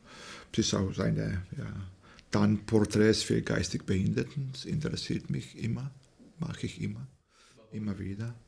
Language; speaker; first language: German; non-native, fluent; Slovak